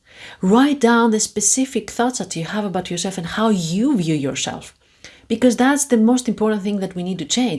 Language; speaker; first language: English; non-native, fluent; Greek